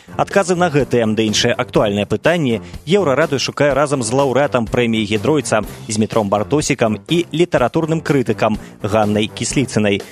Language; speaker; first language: Belarusian; native; Belarusian